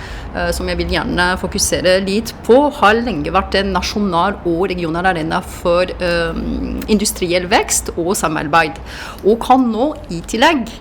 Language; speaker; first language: Norwegian; non-native, fluent; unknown